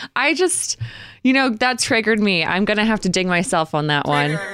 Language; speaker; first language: English; native; English